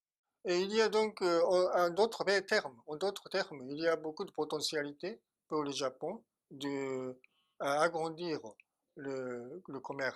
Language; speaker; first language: French; non-native, fluent; Japanese